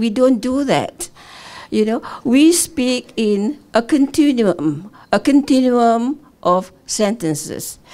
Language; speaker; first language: English; non-native, local second language; Malay